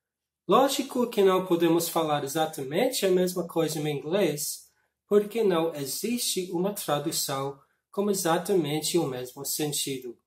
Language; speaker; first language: Portuguese; non-native, fluent; English